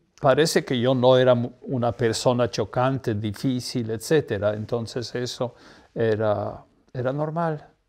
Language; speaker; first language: Spanish; non-native, fluent; Polish